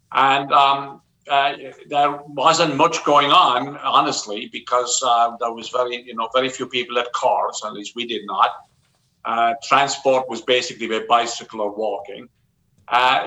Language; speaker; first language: English; native; English